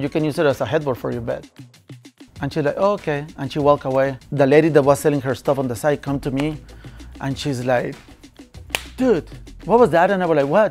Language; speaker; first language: English; non-native, fluent; Spanish